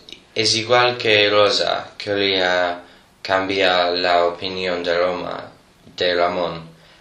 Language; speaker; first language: Spanish; non-native, learner; English